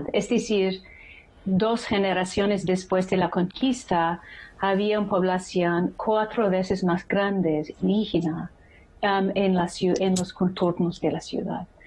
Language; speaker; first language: Spanish; non-native, fluent; English